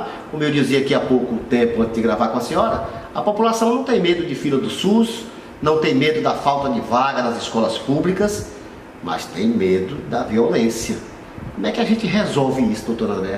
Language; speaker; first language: Portuguese; native; Portuguese